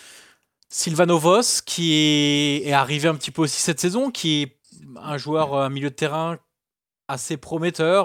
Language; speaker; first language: French; native; French